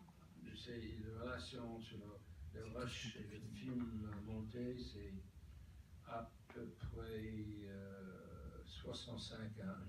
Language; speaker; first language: French; non-native, fluent; English